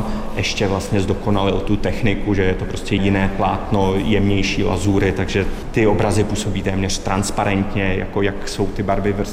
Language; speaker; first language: Czech; native; Czech